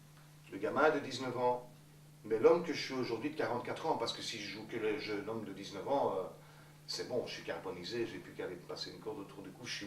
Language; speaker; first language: French; native; French